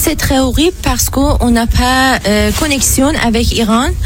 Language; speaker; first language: French; non-native, learner; Persian